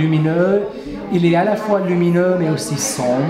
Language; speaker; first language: French; non-native, fluent; English